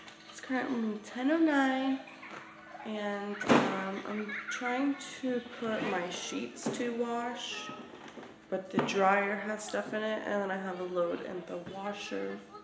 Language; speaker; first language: English; early bilingual, other home language; Spanish